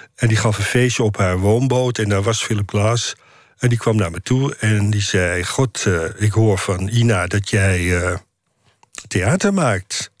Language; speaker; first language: Dutch; native; Dutch